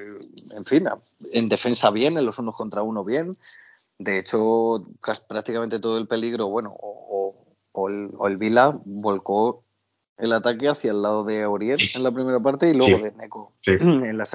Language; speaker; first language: Spanish; native; Spanish